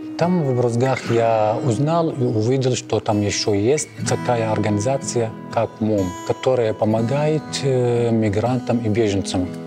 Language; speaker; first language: Russian; non-native, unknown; Arabic